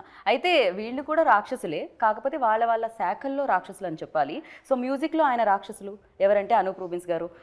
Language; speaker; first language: Telugu; native; Telugu